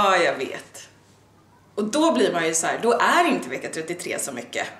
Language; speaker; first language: Swedish; native; Swedish